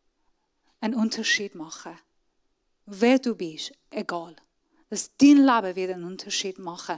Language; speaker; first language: German; non-native, fluent; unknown